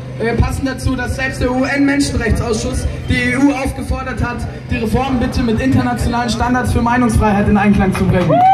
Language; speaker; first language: German; native; German